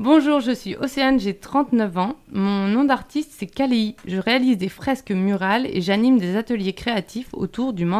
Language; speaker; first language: French; native; French